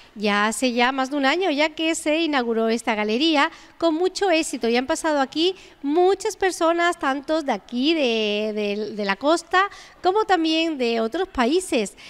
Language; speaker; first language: Spanish; native; Spanish